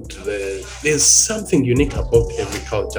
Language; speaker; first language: English; non-native, local second language; Ganda